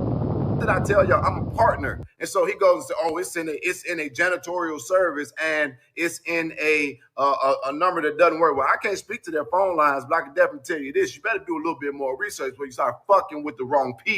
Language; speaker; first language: English; native; English